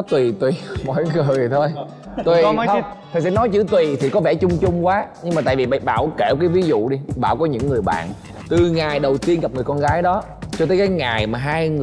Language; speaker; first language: Vietnamese; native; Vietnamese